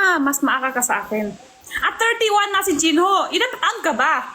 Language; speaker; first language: Filipino; non-native, learner; Chinese